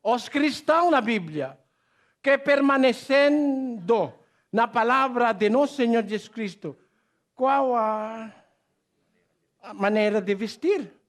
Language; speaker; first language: Portuguese; non-native, learner; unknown